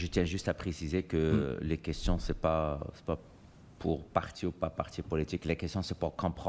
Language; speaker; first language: French; native; French